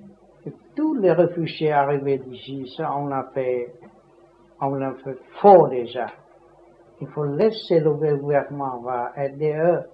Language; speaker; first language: French; non-native, learner; Vietnamese